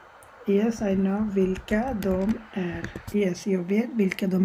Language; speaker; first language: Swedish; non-native, fluent; Bangla